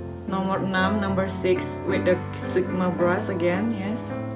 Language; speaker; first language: English; non-native, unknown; Indonesian